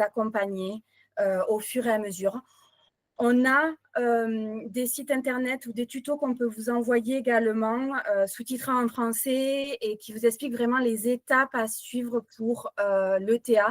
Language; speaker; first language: French; native; French